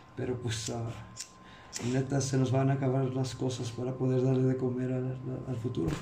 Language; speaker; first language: Spanish; early bilingual, heritage; Spanish